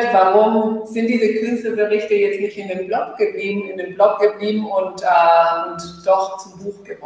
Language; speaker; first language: German; non-native, fluent; Spanish